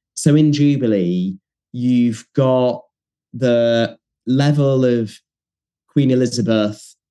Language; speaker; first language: English; native; English